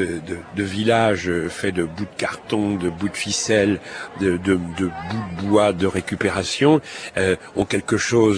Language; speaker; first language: French; native; French